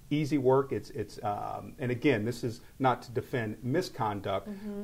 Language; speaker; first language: English; native; English